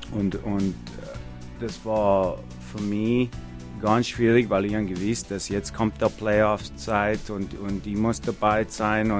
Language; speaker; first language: German; non-native, learner; English